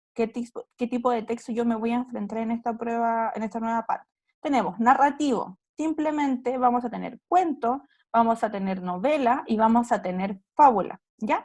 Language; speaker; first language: Spanish; native; Spanish